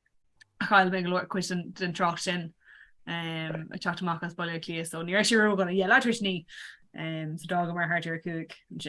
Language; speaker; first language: Irish; non-native, local second language; English